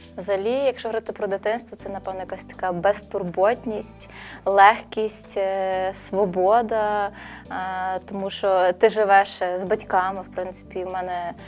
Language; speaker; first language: Ukrainian; native; Ukrainian